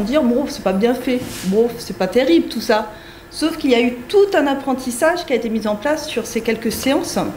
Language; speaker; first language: French; native; French